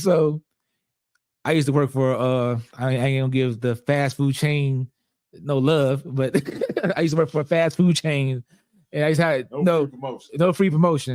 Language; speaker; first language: English; native; English